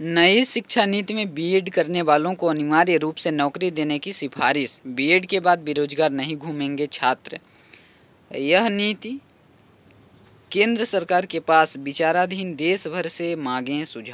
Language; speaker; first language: Hindi; native; Hindi